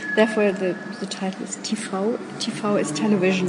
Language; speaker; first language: English; non-native, learner; German